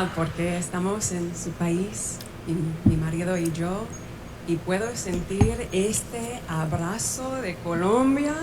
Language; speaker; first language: Spanish; non-native, fluent; English